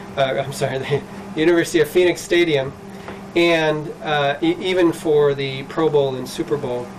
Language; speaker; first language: English; early bilingual, other home language; Spanish